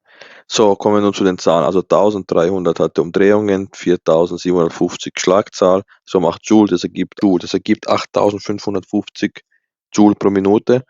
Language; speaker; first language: German; native; German